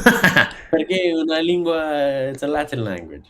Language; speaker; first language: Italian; non-native, fluent; French